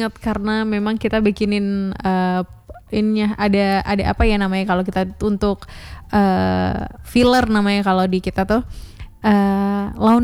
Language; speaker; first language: Indonesian; non-native, local second language; Minangkabau